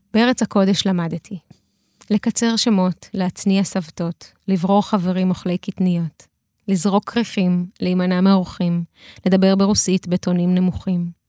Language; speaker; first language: Hebrew; early bilingual, other home language; Russian